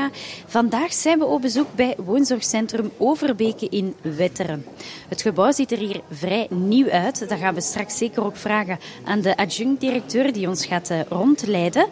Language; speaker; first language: Dutch; native; Dutch